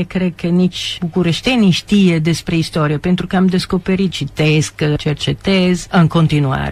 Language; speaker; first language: Romanian; non-native, fluent; Italian